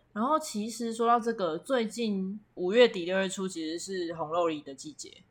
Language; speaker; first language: Chinese; native; Chinese